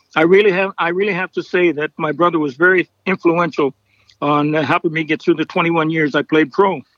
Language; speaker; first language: English; native; English